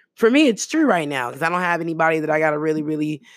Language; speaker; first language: English; early bilingual, other home language; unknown